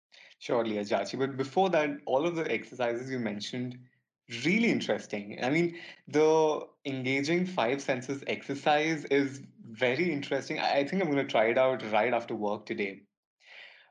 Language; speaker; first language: English; non-native, local second language; Kannada